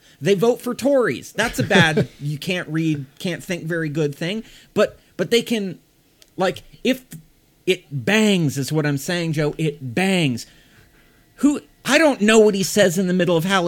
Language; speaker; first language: English; native; English